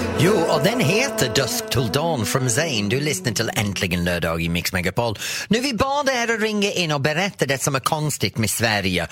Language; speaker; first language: Swedish; non-native, fluent; English